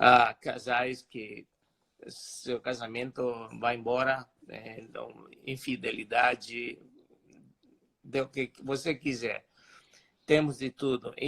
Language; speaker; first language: Portuguese; non-native, fluent; Spanish